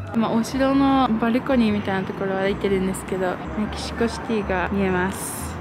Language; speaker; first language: Japanese; native; Japanese